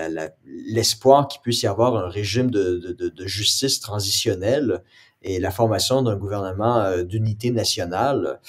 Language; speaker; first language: French; native; French